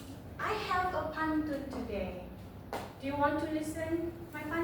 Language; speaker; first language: English; non-native, learner; Indonesian